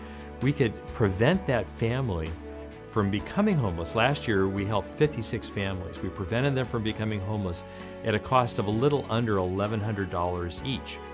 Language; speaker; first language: English; native; English